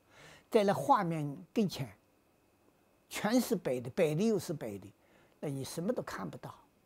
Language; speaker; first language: Chinese; native; Chinese